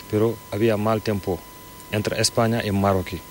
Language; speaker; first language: Spanish; non-native, learner; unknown